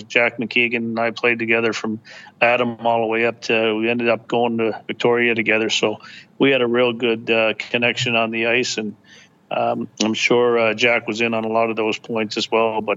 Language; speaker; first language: English; native; English